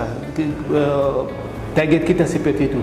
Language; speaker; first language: Indonesian; non-native, fluent; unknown